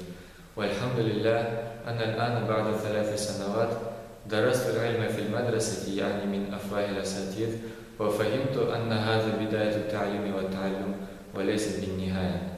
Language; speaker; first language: Arabic; non-native, fluent; Crimean Tatar